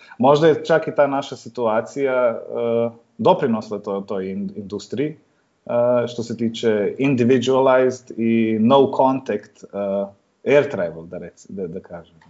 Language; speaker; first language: Serbian; early bilingual, heritage; Serbian